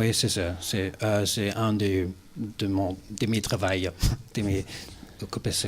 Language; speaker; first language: French; non-native, learner; German